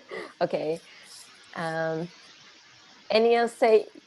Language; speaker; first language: Korean; non-native, learner; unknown